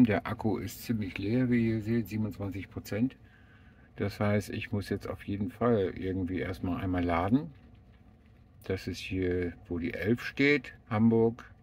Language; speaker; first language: German; native; German